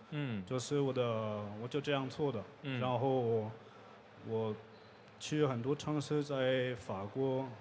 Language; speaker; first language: Chinese; non-native, learner; French